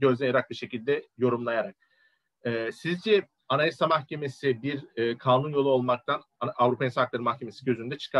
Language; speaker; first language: Turkish; native; Turkish